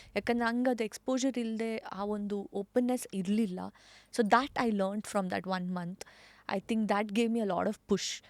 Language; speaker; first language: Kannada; non-native, local second language; Tulu